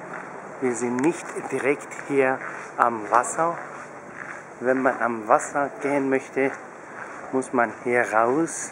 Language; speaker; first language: German; early bilingual, other home language; Turkish